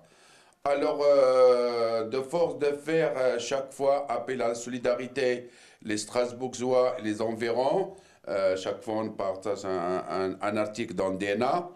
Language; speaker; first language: French; non-native, local second language; Arabic